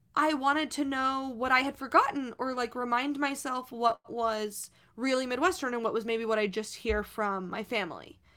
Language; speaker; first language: English; native; English